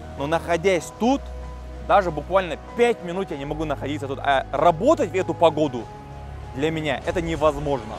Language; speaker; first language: Russian; native; Russian